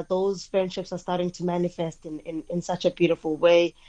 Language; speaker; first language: English; non-native, local second language; Xhosa